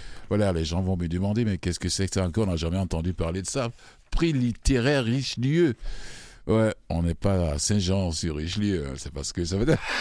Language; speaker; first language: French; non-native, local second language; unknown